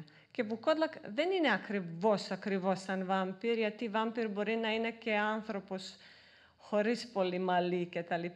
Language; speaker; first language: Greek; non-native, fluent; Serbian